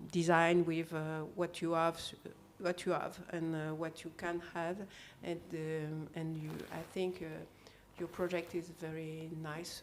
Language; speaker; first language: English; non-native, learner; French